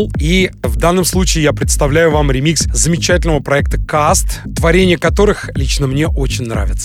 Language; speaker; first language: Russian; native; Russian